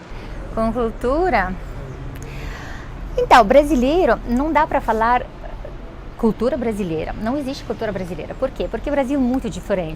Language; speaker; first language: Portuguese; non-native, fluent; Russian